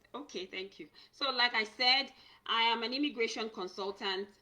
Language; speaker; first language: English; non-native, local second language; Yoruba